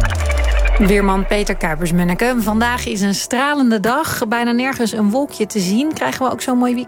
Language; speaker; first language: Dutch; native; Dutch